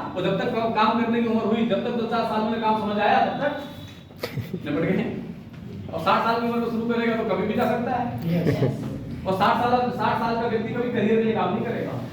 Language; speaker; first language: Hindi; native; Hindi